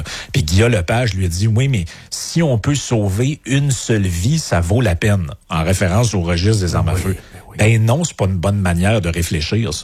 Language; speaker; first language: French; native; French